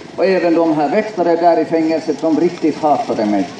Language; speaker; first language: Swedish; non-native, fluent; Finnish